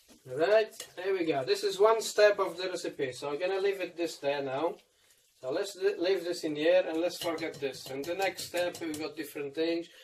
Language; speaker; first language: English; non-native, fluent; Portuguese